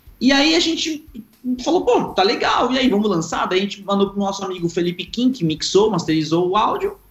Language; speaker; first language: Portuguese; early bilingual, other home language; Spanish